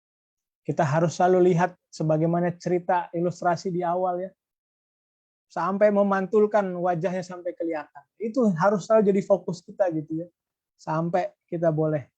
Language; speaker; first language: Indonesian; native; Indonesian